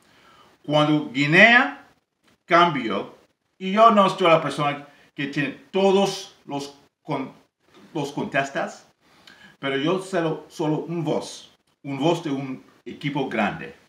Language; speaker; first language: Spanish; non-native, learner; English